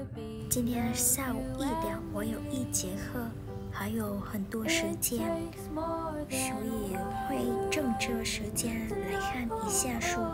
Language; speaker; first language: Chinese; non-native, learner; Vietnamese